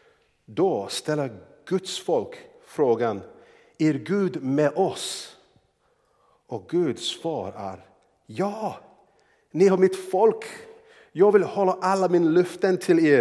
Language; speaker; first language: Swedish; non-native, fluent; English